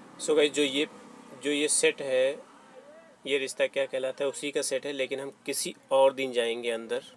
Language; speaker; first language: Hindi; native; Hindi